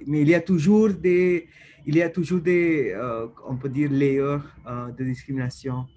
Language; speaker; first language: French; non-native, learner; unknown